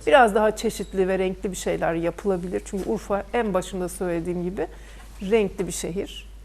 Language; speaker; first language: Turkish; native; Turkish